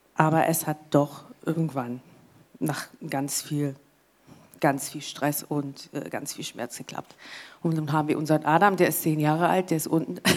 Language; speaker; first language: German; non-native, fluent; English